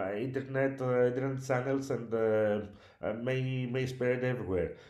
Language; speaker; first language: English; non-native, learner; Greek